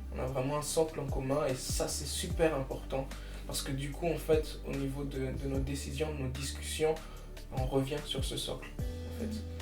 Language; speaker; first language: French; early bilingual, other home language; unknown